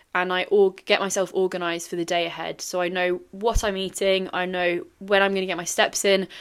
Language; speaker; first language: English; native; English